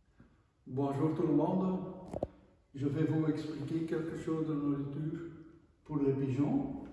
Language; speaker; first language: French; non-native, local second language; Dutch